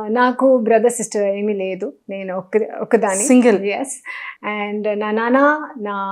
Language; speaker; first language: Telugu; non-native, local second language; Hindi